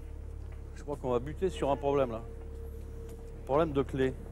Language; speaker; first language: French; native; French